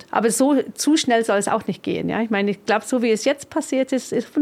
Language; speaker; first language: German; non-native, fluent; English